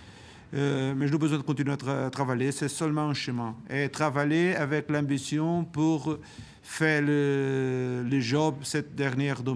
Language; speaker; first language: French; non-native, learner; Portuguese